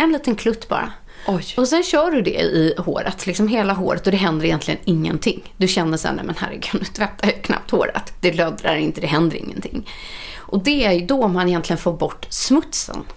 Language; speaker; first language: Swedish; native; Swedish